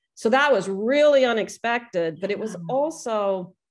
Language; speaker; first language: English; native; English